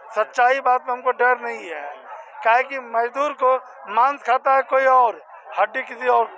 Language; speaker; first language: Hindi; native; Hindi